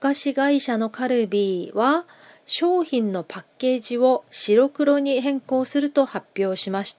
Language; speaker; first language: Japanese; non-native, fluent; Korean